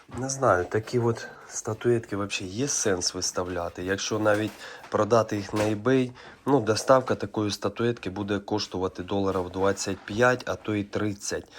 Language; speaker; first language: Ukrainian; non-native, local second language; Russian